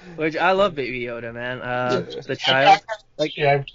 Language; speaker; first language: English; non-native, fluent; Spanish